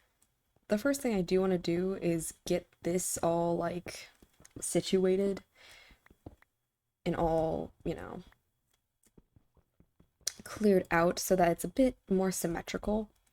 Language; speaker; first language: English; native; English